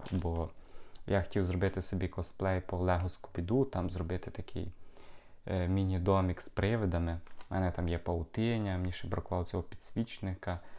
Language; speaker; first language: Ukrainian; non-native, local second language; Russian